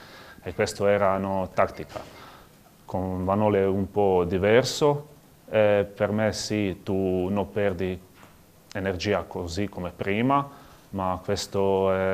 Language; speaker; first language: Italian; non-native, learner; Croatian